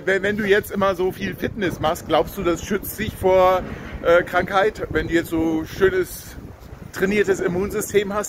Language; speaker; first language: German; native; German